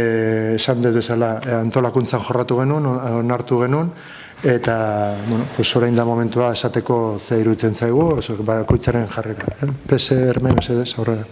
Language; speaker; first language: Basque; non-native, local second language; Spanish